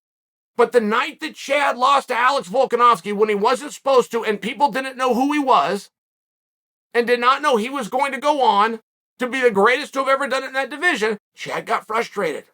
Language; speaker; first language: English; native; English